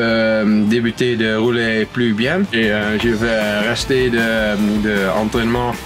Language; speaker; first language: French; non-native, learner; Dutch